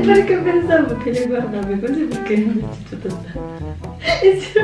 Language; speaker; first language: Italian; non-native, fluent; Filipino